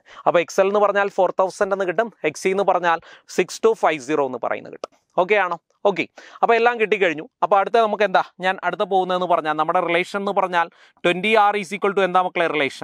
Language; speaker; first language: Malayalam; native; Malayalam